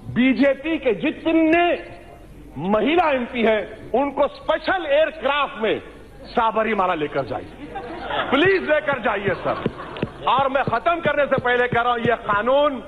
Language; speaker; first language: Hindi; non-native, local second language; Urdu